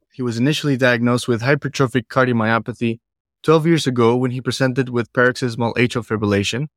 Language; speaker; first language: English; non-native, fluent; Spanish